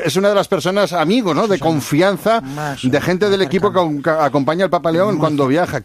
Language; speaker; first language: Spanish; native; Spanish